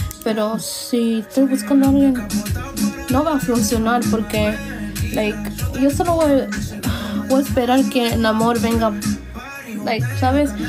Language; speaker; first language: Spanish; early bilingual, heritage; Spanish